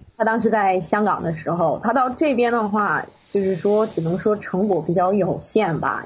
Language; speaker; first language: Chinese; native; Chinese